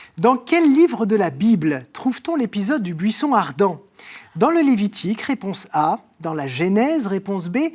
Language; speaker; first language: French; native; French